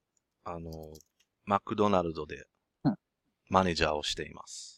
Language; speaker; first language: Japanese; non-native, learner; English